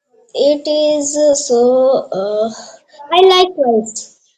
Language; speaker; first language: English; non-native, learner; Hindi